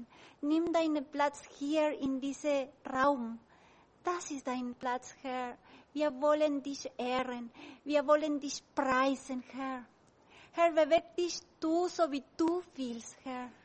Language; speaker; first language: German; non-native, learner; Spanish